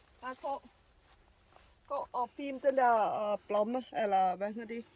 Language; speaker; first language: Danish; non-native, learner; Thai